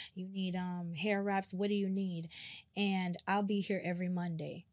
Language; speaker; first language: English; native; English